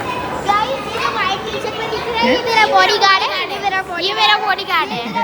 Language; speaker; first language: Hindi; non-native, local second language; Gujarati